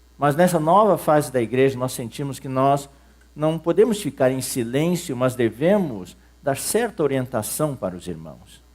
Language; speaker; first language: Portuguese; early bilingual, other home language; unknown